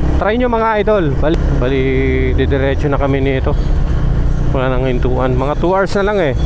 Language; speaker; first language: Filipino; native; Filipino